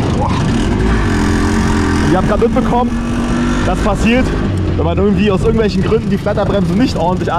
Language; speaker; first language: German; native; German